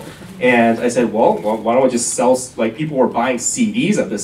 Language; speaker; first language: English; native; English